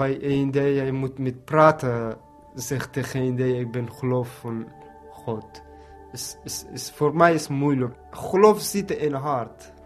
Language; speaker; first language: Dutch; non-native, learner; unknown